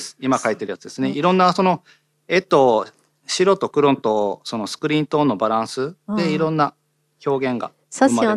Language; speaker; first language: Japanese; native; Japanese